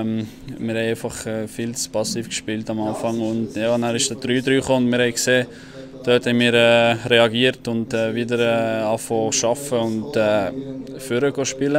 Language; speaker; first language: German; non-native, local second language; French